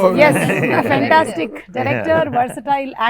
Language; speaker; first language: Telugu; native; Telugu